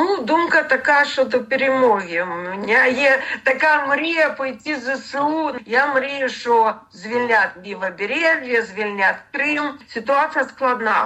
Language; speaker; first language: Ukrainian; non-native, learner; Russian